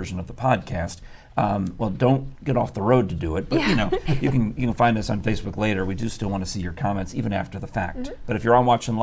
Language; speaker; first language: English; native; English